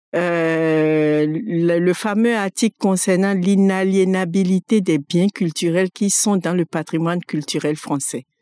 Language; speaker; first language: French; non-native, local second language; Fon